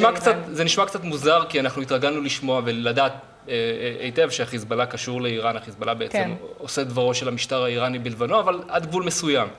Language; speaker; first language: Hebrew; native; Hebrew